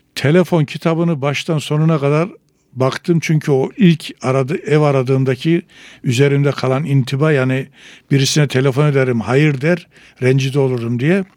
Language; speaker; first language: Turkish; native; Turkish